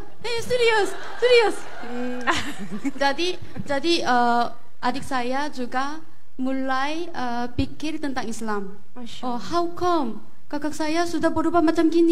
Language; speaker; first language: Indonesian; non-native, fluent; Korean